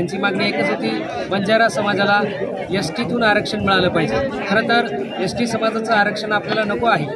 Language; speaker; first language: Marathi; non-native, local second language; Lambadi